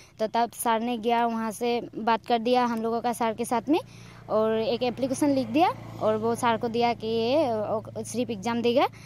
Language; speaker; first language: Hindi; non-native, local second language; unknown